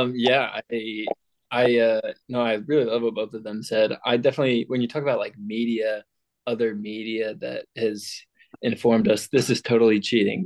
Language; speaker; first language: English; native; English